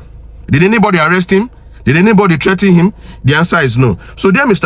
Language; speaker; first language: English; non-native, local second language; Igbo